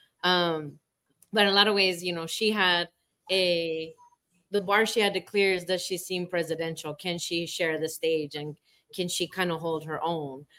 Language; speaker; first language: English; early bilingual, other home language; Spanish